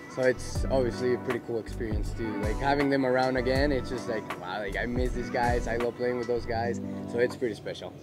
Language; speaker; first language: English; non-native, fluent; Spanish